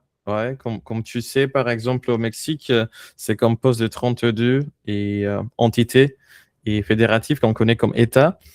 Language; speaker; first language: French; non-native, fluent; Spanish